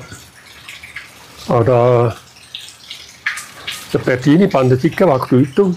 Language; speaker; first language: Indonesian; non-native, fluent; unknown